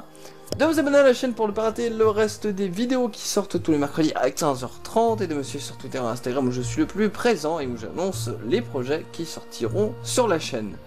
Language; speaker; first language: French; native; French